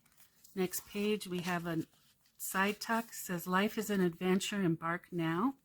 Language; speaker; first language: English; native; English